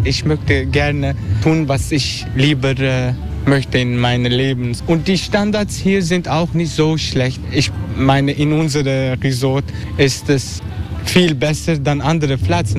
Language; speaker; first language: German; non-native, learner; Turkish